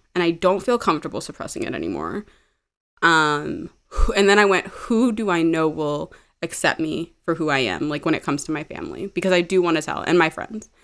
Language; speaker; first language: English; early bilingual, other home language; Amharic